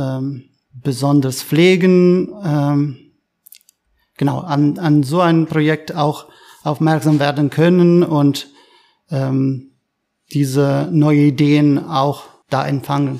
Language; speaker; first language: German; non-native, fluent; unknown